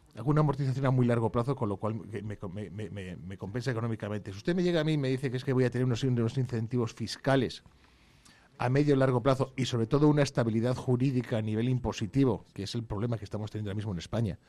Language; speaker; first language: Spanish; native; Spanish